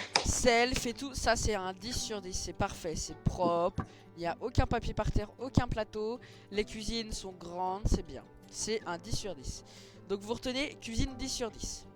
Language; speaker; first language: French; native; French